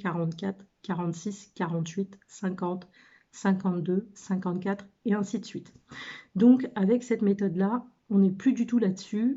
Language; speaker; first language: French; native; French